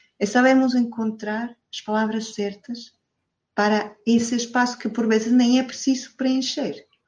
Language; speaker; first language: Portuguese; non-native, fluent; Spanish